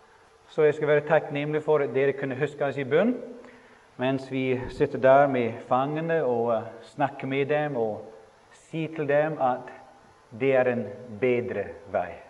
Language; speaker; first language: Norwegian; non-native, fluent; English